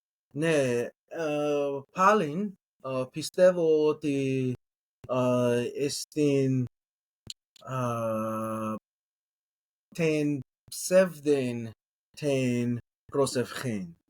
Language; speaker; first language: Greek; non-native, learner; English